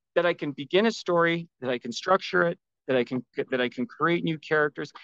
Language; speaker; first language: English; native; English